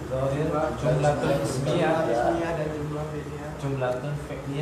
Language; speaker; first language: Arabic; non-native, learner; Indonesian